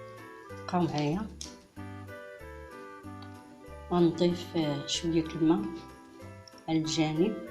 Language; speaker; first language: Arabic; native; Arabic